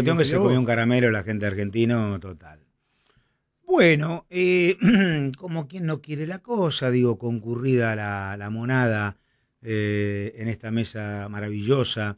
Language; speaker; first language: Spanish; native; Spanish